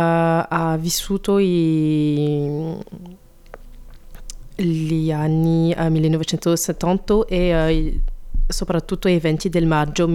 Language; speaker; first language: Italian; non-native, learner; French